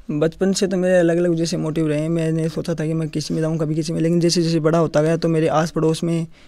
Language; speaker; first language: Hindi; native; Hindi